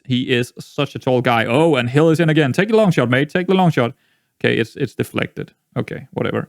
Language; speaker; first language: English; non-native, fluent; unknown